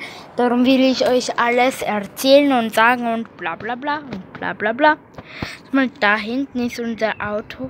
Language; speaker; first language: German; early bilingual, other home language; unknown